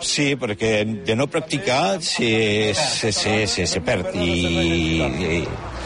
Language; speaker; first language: Catalan; early bilingual, heritage; French